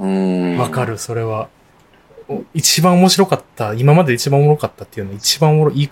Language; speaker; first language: Japanese; native; Japanese